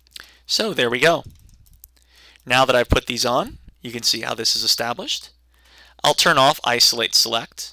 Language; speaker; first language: English; native; English